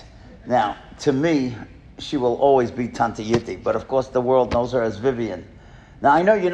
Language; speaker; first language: English; native; English